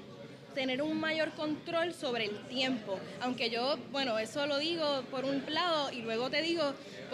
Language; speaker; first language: Spanish; native; Spanish